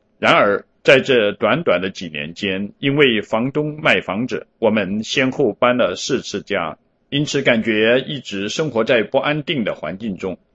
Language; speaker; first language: Chinese; early bilingual, heritage; Chinese